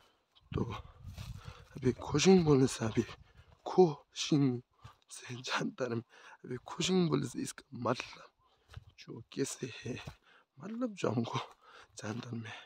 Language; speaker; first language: Hindi; non-native, local second language; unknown